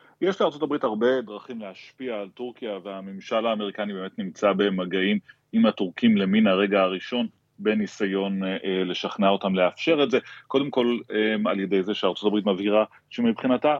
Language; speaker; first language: Hebrew; native; Hebrew